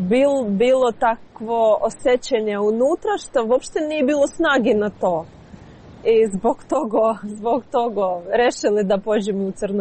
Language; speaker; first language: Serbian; non-native, learner; Ukrainian